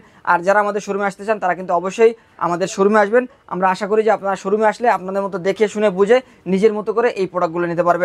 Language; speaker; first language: Bangla; native; Bangla